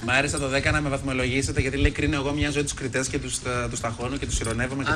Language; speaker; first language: Greek; native; Greek